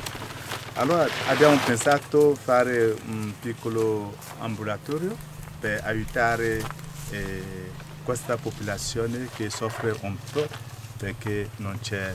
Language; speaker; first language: Italian; non-native, fluent; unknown